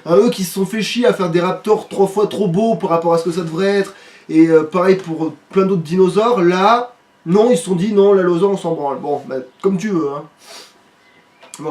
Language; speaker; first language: French; native; French